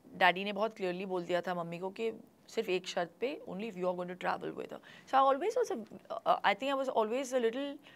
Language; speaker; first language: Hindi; non-native, local second language; Tulu